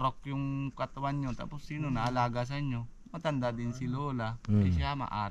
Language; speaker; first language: Filipino; non-native, fluent; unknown